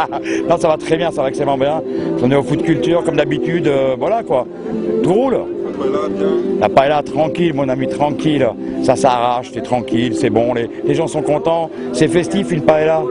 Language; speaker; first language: French; native; French